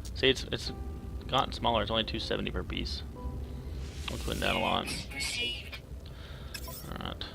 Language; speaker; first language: English; native; English